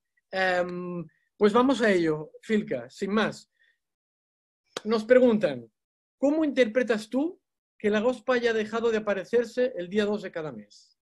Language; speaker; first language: Spanish; native; Spanish